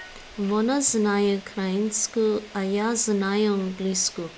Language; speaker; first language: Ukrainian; non-native, learner; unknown